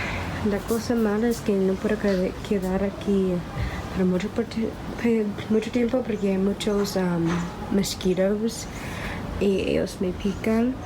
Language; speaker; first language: Spanish; non-native, learner; English